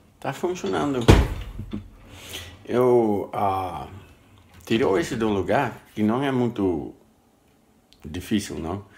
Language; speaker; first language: Portuguese; non-native, learner; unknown